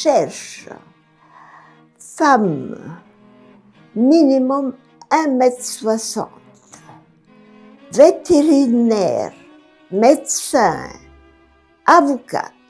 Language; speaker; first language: French; non-native, fluent; Bulgarian